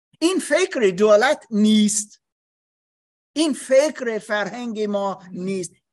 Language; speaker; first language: Persian; non-native, learner; English